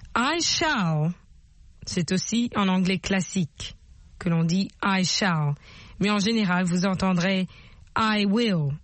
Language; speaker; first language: French; native; French